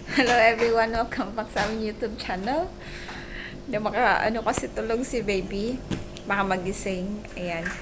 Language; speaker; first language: Filipino; native; Filipino